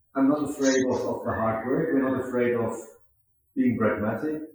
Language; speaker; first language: English; non-native, fluent; German